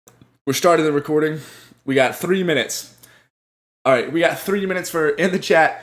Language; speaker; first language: English; native; English